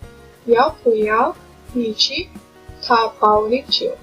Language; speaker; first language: Chinese; non-native, learner; Malay